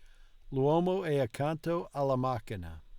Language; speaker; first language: Italian; non-native, learner; English